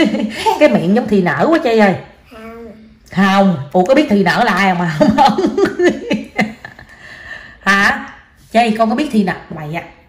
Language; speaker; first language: Vietnamese; native; Vietnamese